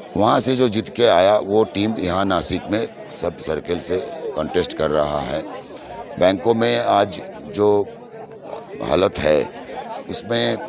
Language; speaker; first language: Hindi; non-native, local second language; Bangla